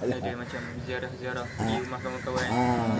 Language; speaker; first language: Malay; native; Malay